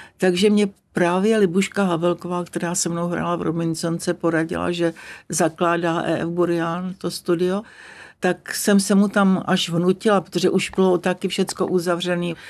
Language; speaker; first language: Czech; native; Czech